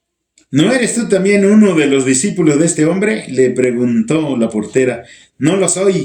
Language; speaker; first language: Spanish; native; Spanish